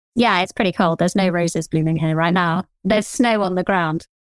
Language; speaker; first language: English; native; English